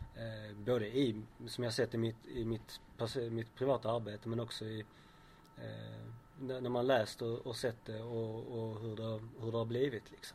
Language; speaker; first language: Swedish; native; Swedish